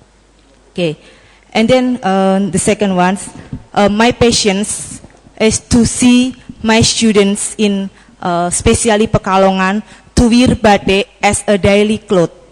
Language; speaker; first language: English; non-native, learner; Indonesian